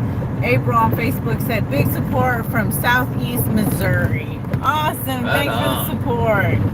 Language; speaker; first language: English; native; English